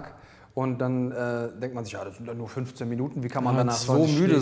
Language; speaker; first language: German; native; German